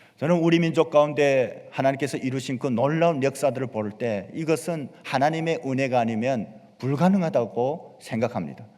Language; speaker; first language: Korean; native; Korean